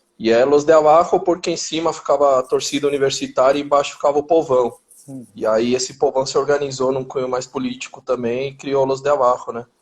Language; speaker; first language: Portuguese; early bilingual, other home language; Spanish